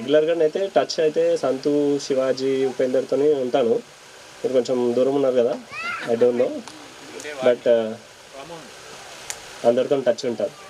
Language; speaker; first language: Telugu; native; Telugu